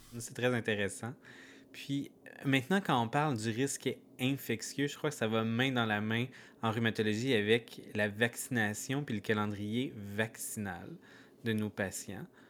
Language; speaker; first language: French; native; French